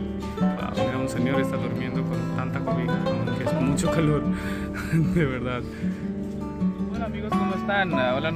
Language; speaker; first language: Spanish; non-native, learner; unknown